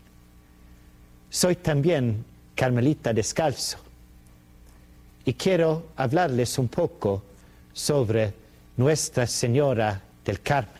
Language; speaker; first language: Spanish; non-native, fluent; Swedish